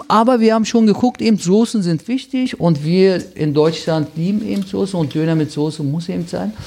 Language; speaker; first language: German; early bilingual, other home language; Turkish